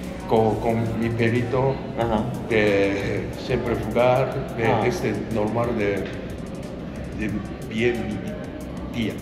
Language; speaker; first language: Spanish; non-native, learner; Japanese